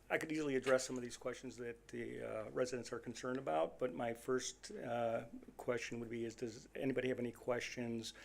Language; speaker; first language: English; native; English